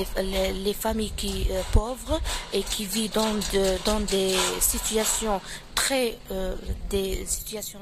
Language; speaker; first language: French; non-native, local second language; Arabic